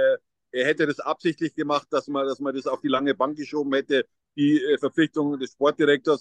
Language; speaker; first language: German; native; German